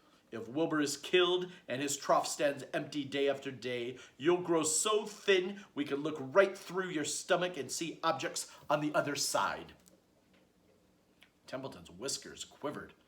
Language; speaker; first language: English; native; English